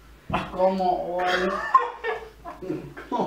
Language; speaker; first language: Spanish; non-native, learner; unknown